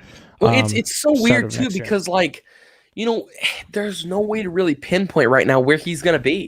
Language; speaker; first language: English; native; English